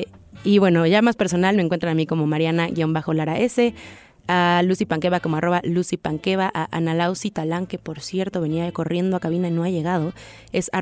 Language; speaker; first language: Spanish; native; Spanish